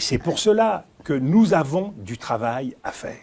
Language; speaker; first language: French; native; French